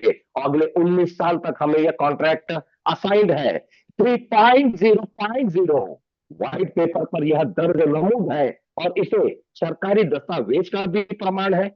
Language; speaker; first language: Hindi; native; Hindi